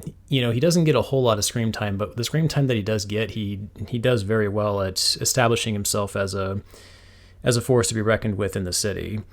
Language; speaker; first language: English; native; English